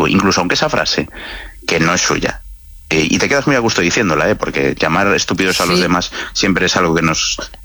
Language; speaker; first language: Spanish; native; Spanish